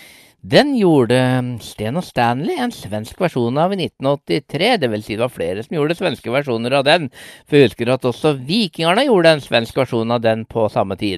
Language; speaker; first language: Norwegian; native; Norwegian